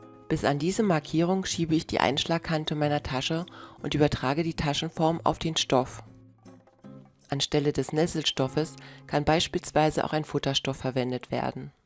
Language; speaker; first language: German; native; German